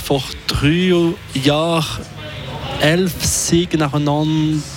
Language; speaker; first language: German; non-native, local second language; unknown